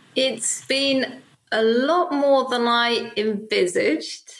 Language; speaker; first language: English; native; English